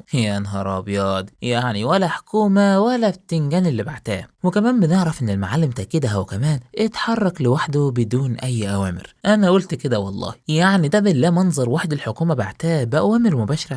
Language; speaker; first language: Arabic; native; Arabic